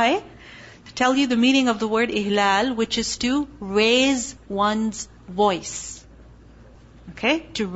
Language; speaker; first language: English; non-native, local second language; Urdu